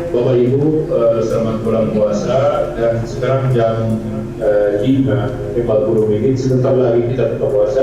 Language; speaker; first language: Indonesian; non-native, fluent; Arabic